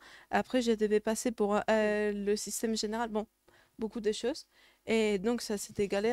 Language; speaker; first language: French; non-native, fluent; Spanish